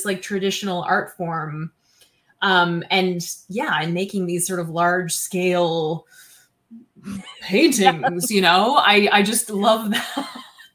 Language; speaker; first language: English; native; English